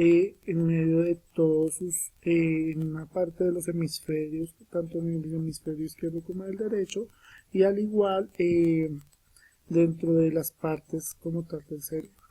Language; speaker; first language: Spanish; native; Spanish